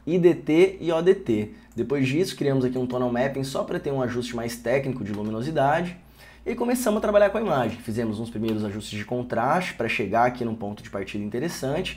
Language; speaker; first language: Portuguese; native; Portuguese